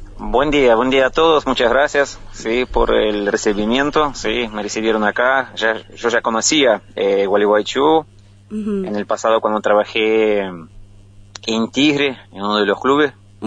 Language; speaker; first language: Spanish; non-native, fluent; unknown